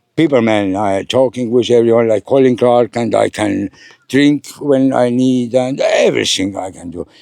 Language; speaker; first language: English; non-native, learner; Estonian